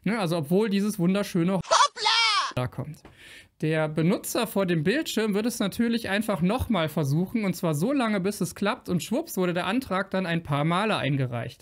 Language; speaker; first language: German; native; German